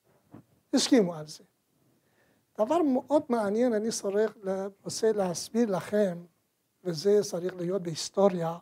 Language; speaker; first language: Hebrew; non-native, fluent; Persian